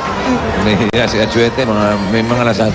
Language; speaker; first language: Filipino; native; Filipino